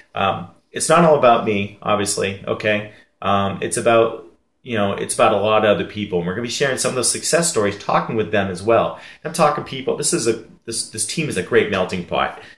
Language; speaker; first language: English; native; English